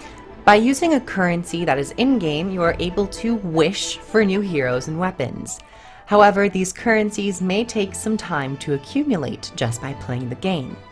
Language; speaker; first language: English; native; English